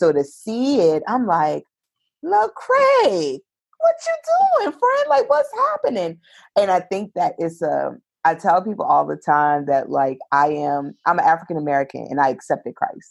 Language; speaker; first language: English; native; English